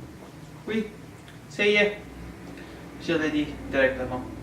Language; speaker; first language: French; non-native, learner; English